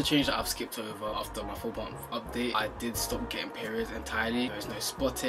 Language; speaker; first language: English; native; English